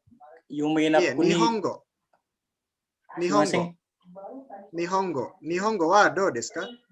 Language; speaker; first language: Japanese; non-native, fluent; Indonesian